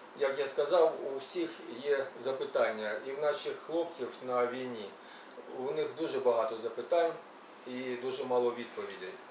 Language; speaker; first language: Ukrainian; non-native, local second language; Russian